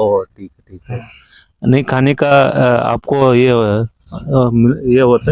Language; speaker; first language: Hindi; non-native, local second language; Kannada